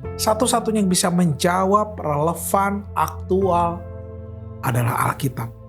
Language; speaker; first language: Indonesian; native; Indonesian